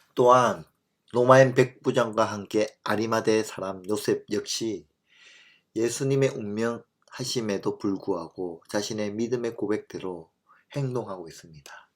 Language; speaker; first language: Korean; native; Korean